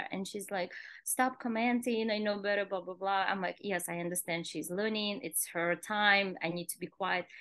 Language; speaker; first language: English; non-native, fluent; Kazakh